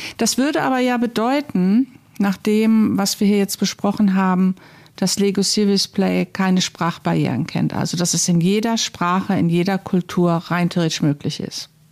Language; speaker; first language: German; native; German